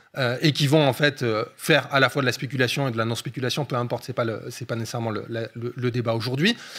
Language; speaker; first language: French; native; French